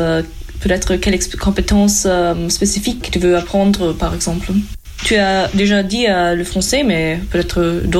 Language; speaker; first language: French; non-native, fluent; German